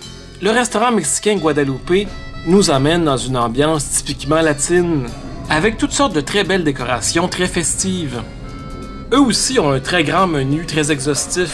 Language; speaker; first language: French; native; French